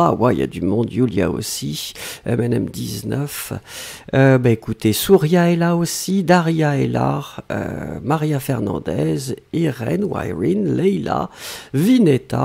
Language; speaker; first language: French; native; French